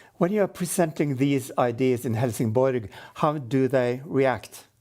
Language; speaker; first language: English; non-native, fluent; Norwegian